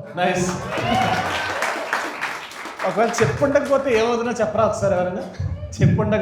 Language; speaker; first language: Telugu; native; Telugu